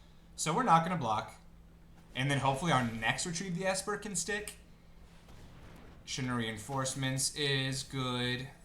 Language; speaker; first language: English; native; English